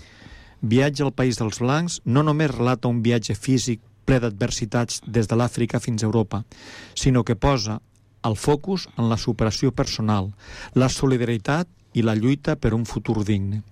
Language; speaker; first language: Catalan; native; Catalan